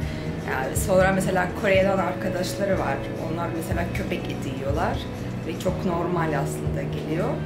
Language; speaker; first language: Turkish; non-native, fluent; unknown